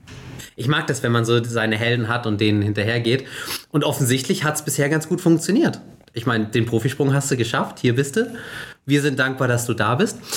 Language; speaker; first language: German; native; German